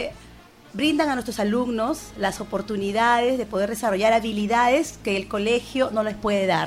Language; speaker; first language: Spanish; native; Spanish